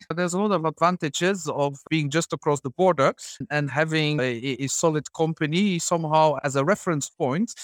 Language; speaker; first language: English; non-native, fluent; Dutch